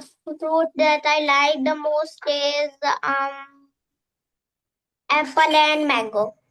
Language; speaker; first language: English; non-native, fluent; Hindi